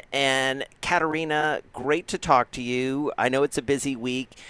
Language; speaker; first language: English; native; English